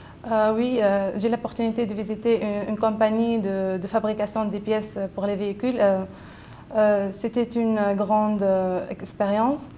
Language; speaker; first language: French; non-native, local second language; Arabic